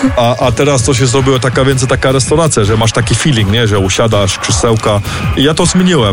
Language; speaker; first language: Polish; early bilingual, heritage; Polish